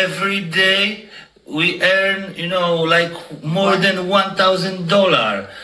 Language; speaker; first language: English; non-native, learner; Polish